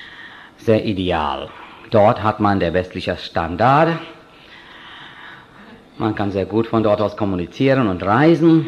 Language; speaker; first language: German; non-native, fluent; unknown